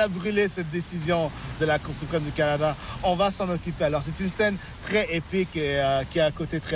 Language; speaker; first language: French; native; French